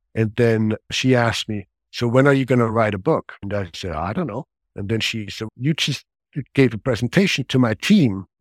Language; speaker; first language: English; non-native, fluent; German